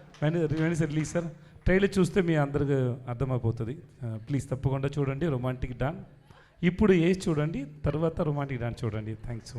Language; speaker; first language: Telugu; non-native, learner; Tamil